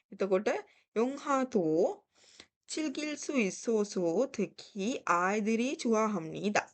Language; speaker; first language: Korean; non-native, fluent; Sinhala